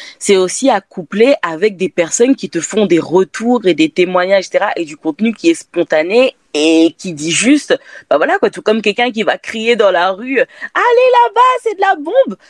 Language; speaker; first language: French; native; French